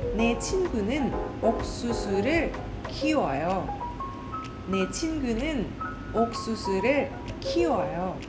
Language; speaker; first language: Korean; non-native, fluent; Thai